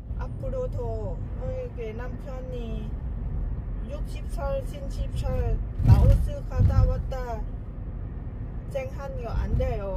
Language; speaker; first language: Korean; non-native, learner; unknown